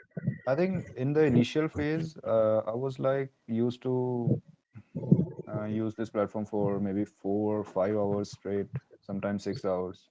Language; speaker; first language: English; non-native, local second language; Hindi